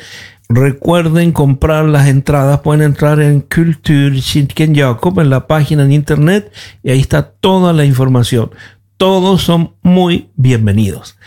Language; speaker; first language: Spanish; native; Spanish